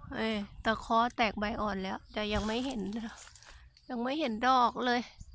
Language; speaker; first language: Thai; non-native, local second language; Khmer